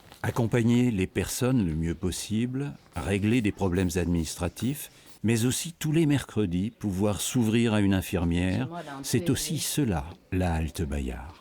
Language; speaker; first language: French; native; French